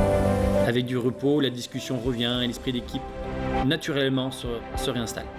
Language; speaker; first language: French; native; French